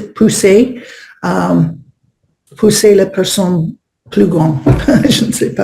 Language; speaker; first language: French; non-native, learner; Spanish